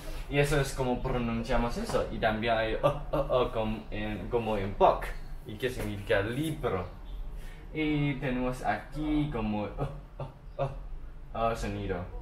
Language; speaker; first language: Spanish; non-native, learner; Chinese